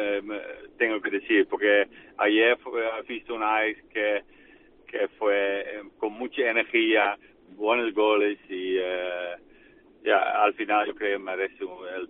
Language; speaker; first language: Spanish; non-native, fluent; Dutch